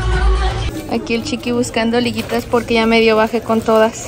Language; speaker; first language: Spanish; native; Spanish